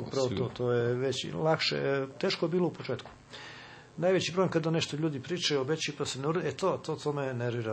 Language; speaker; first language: Serbian; native; Serbian